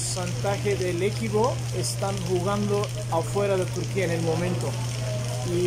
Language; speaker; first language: Spanish; non-native, fluent; Turkish